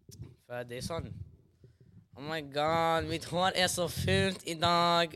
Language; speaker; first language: Swedish; early bilingual, other home language; Arabic